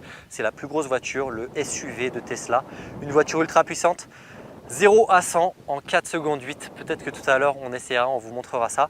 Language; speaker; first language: French; native; French